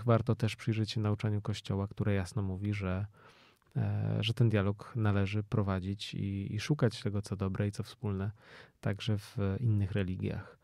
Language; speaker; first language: Polish; native; Polish